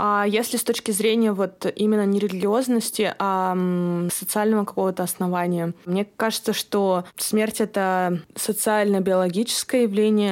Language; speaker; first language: Russian; native; Russian